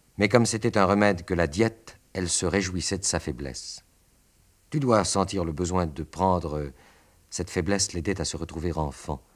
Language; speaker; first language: French; native; French